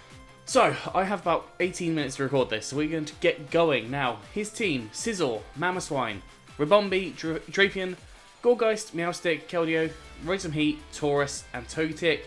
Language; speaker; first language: English; native; English